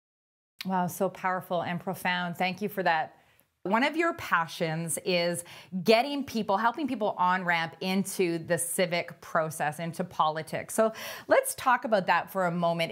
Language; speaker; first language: English; native; English